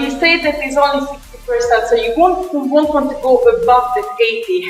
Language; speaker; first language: English; non-native, fluent; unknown